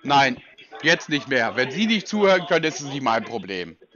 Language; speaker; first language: German; native; German